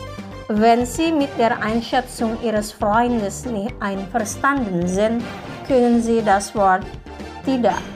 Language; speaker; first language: German; non-native, fluent; Indonesian